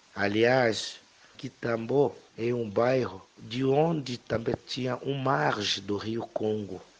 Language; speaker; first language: Portuguese; non-native, fluent; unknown